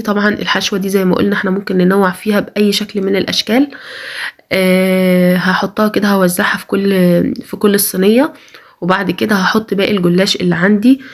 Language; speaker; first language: Arabic; native; Arabic